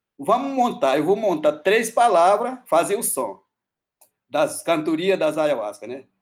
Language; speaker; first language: Portuguese; non-native, local second language; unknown